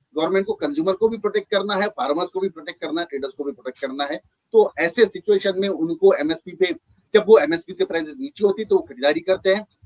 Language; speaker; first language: Hindi; native; Hindi